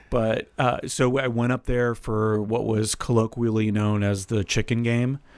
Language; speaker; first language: English; native; English